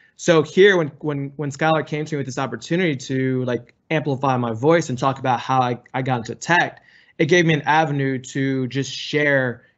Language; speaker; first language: English; native; English